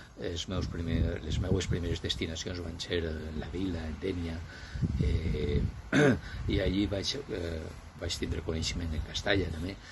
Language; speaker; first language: Catalan; non-native, local second language; Spanish